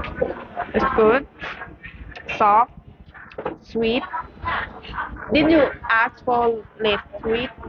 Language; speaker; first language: English; non-native, fluent; Thai